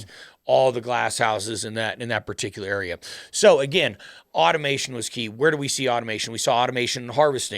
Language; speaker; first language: English; native; English